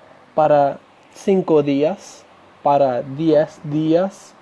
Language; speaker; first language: Spanish; non-native, fluent; English